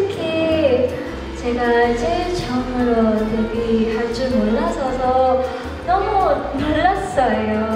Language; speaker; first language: Korean; non-native, learner; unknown